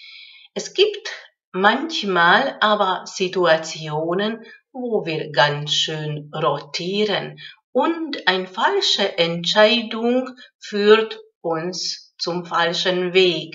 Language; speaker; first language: German; non-native, fluent; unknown